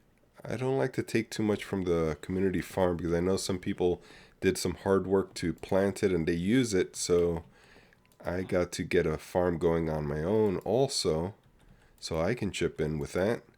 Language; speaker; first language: English; native; English